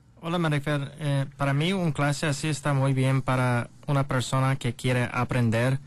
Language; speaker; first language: Spanish; non-native, learner; English